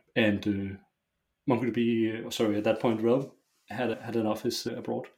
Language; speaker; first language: English; non-native, fluent; Danish